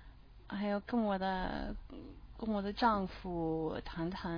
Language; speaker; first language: Chinese; non-native, learner; English